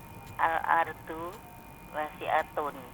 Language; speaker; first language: Arabic; non-native, learner; Indonesian